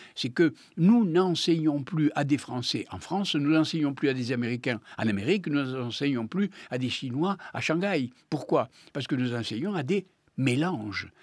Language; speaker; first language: French; native; French